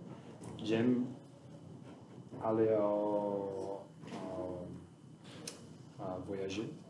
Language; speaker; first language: French; non-native, learner; Portuguese